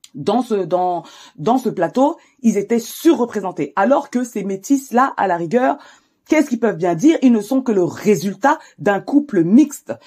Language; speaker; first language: French; native; French